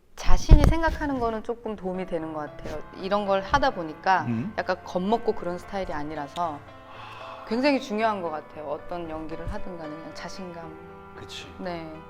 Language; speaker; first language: Korean; native; Korean